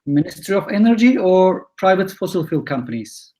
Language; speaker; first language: English; non-native, fluent; Turkish